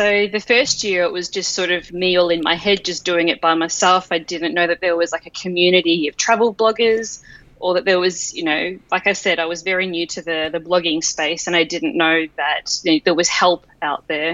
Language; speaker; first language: English; native; English